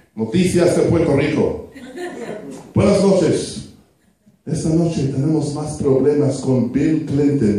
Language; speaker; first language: Spanish; non-native, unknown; English